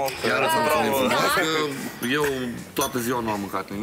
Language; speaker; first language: Romanian; native; Romanian